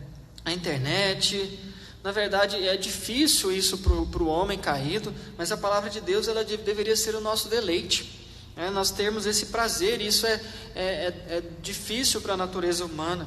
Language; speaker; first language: Portuguese; native; Portuguese